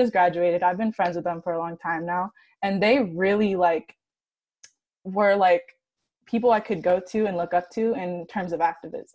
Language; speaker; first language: English; native; English